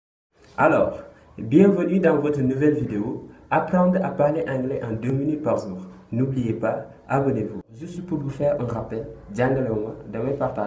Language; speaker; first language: French; non-native, local second language; Wolof